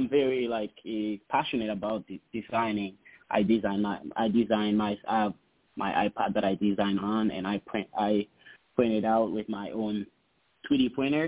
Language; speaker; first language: English; non-native, fluent; Haitian Creole